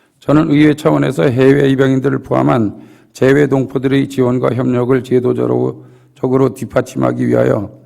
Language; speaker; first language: Korean; native; Korean